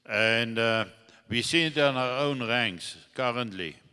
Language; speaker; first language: English; non-native, local second language; Afrikaans